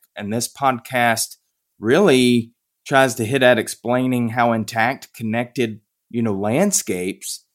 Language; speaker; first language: English; native; English